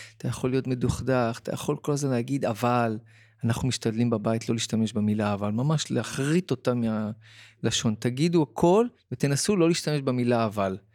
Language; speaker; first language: Hebrew; early bilingual, other home language; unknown